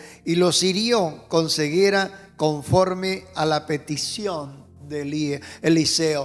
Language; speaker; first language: Spanish; native; Spanish